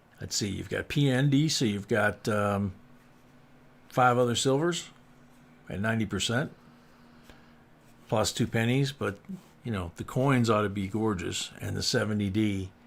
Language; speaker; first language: English; native; English